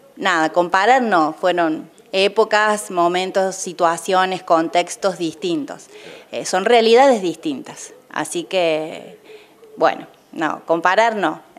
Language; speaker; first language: Spanish; native; Spanish